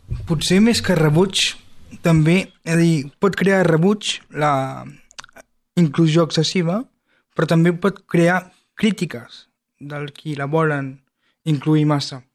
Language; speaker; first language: Catalan; non-native, fluent; French